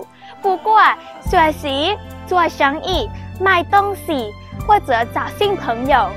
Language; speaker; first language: Chinese; non-native, learner; Thai